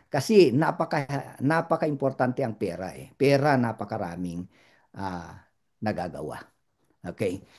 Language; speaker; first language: Filipino; non-native, local second language; Iloko